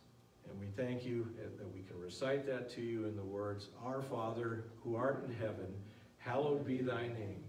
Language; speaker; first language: English; native; English